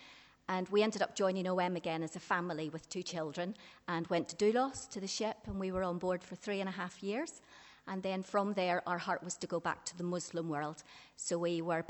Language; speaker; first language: English; native; English